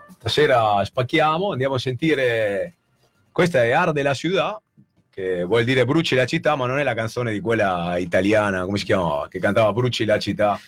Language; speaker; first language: Italian; non-native, fluent; Spanish